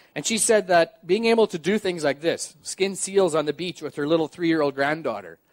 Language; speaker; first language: English; native; English